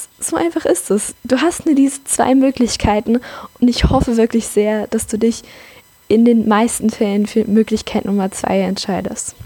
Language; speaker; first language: German; native; German